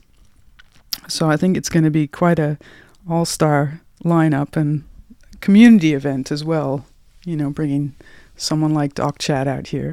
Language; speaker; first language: English; native; English